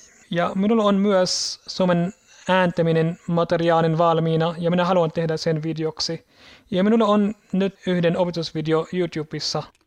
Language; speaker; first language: Finnish; non-native, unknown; Arabic